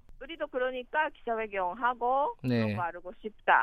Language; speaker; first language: Korean; non-native, learner; Japanese